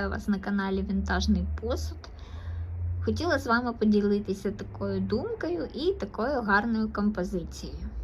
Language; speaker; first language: Ukrainian; non-native, local second language; Russian